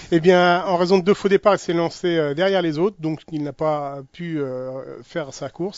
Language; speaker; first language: French; native; French